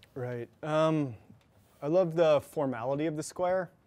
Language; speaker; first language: English; native; English